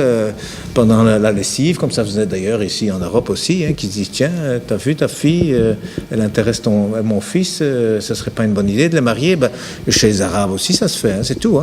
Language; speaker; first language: French; native; French